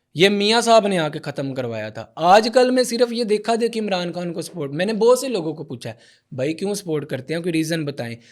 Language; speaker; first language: Urdu; non-native, local second language; Punjabi